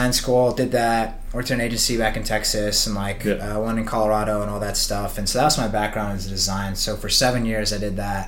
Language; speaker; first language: English; native; English